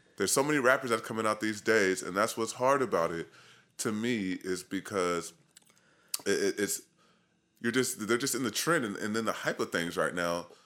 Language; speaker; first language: English; native; English